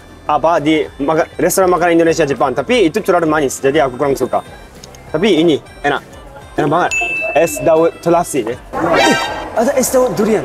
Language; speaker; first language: Indonesian; non-native, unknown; Japanese